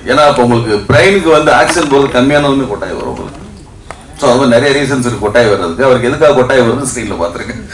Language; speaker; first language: Tamil; native; Tamil